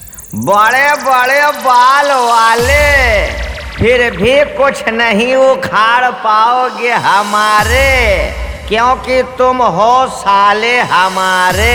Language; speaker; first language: Hindi; non-native, local second language; Bhojpuri